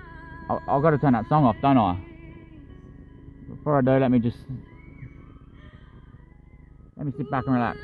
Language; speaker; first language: English; native; English